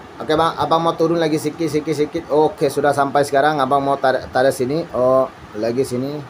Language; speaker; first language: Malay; non-native, learner; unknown